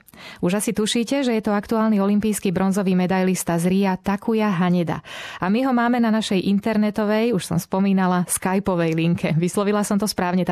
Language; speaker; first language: Slovak; native; Slovak